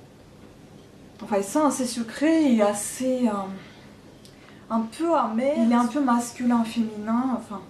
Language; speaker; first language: French; non-native, fluent; Russian